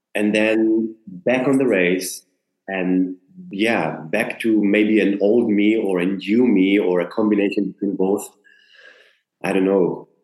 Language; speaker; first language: English; non-native, fluent; Hebrew